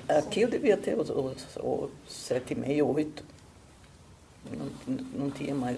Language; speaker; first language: Portuguese; non-native, fluent; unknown